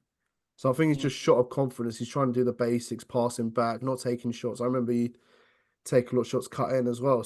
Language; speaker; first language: English; native; English